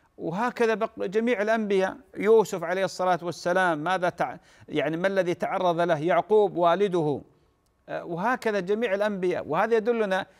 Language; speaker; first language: Arabic; native; Arabic